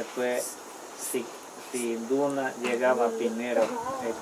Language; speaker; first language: Spanish; non-native, local second language; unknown